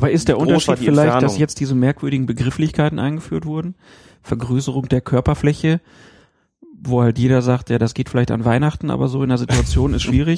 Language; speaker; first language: German; native; German